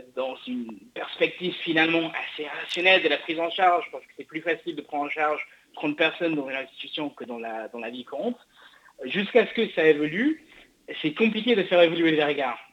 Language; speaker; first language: French; non-native, fluent; English